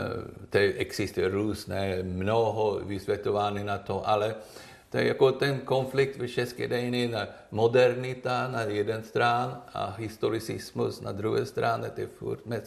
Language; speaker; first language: Czech; non-native, learner; Swedish